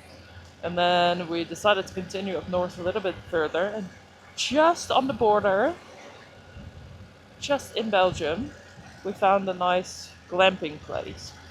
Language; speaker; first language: English; non-native, fluent; Dutch